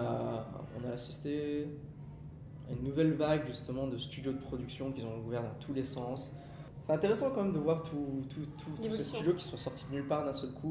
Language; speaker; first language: French; native; French